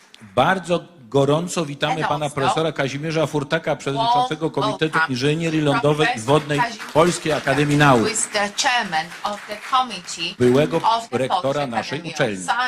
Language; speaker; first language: Polish; native; Polish